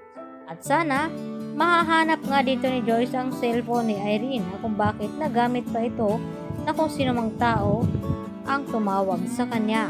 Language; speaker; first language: Filipino; native; Filipino